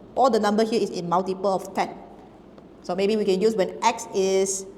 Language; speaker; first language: English; non-native, local second language; Chinese